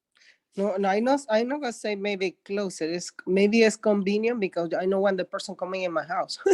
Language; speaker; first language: English; non-native, learner; Spanish